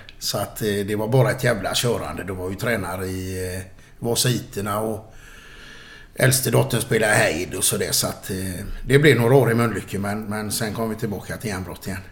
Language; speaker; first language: Swedish; native; Swedish